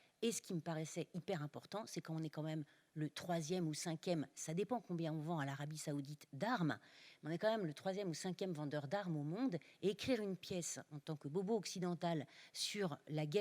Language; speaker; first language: French; native; French